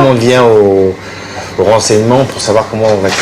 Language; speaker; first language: French; native; French